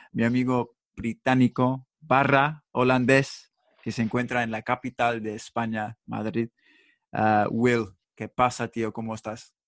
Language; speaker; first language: Spanish; non-native, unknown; English